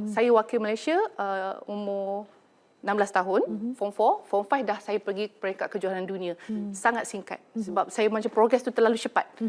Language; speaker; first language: Malay; native; Malay